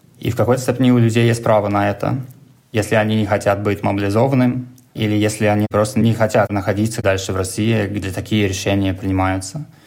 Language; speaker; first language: Russian; non-native, fluent; English